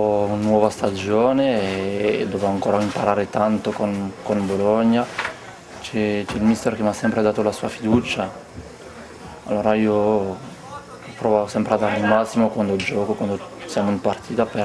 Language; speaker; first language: Italian; non-native, fluent; French